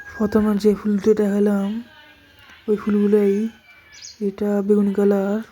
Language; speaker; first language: Bangla; native; Bangla